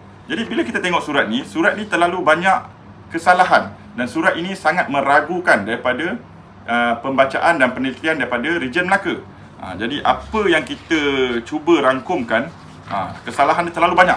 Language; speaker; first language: Malay; native; Malay